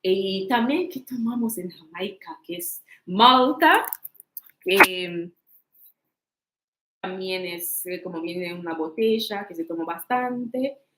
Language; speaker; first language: Spanish; non-native, fluent; English